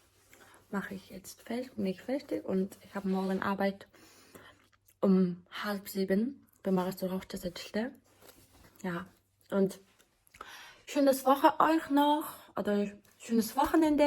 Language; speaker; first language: German; non-native, learner; Mongolian